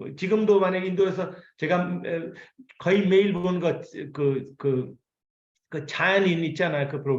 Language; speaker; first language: Korean; non-native, fluent; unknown